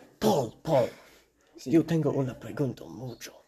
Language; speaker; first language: Spanish; non-native, learner; English